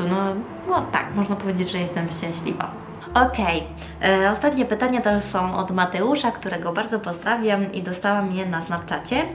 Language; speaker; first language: Polish; early bilingual, heritage; Polish